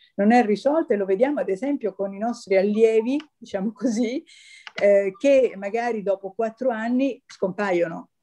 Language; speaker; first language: Italian; native; Italian